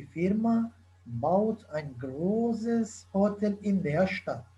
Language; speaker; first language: German; non-native, fluent; Turkish